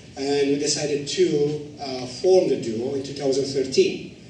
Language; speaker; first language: English; non-native, fluent; Georgian